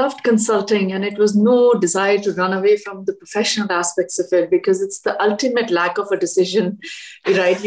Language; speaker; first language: English; non-native, local second language; Hindi